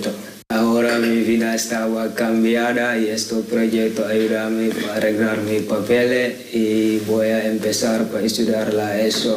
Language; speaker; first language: Spanish; non-native, learner; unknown